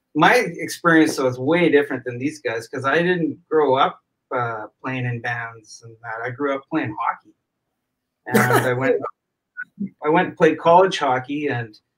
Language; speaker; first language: English; native; English